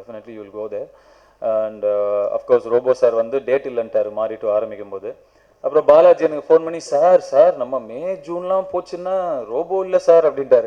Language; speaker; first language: Tamil; native; Tamil